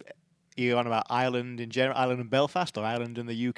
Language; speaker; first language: English; native; English